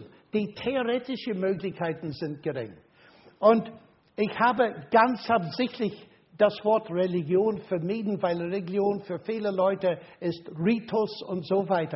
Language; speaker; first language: German; non-native, fluent; English